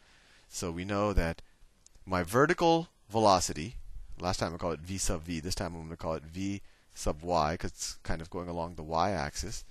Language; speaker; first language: English; native; English